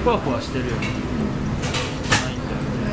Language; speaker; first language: Japanese; native; Japanese